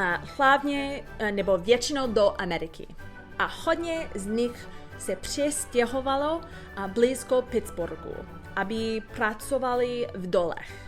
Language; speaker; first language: Czech; non-native, learner; English